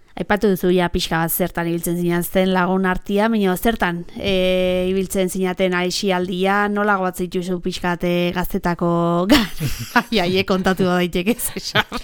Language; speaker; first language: Basque; native; Basque